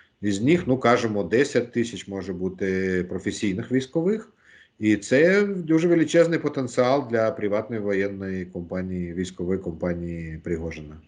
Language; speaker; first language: Ukrainian; non-native, local second language; Russian